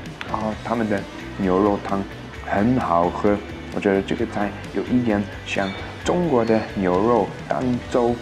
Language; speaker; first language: Chinese; non-native, fluent; German